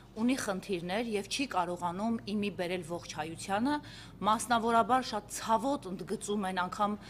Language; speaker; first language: Armenian; native; Armenian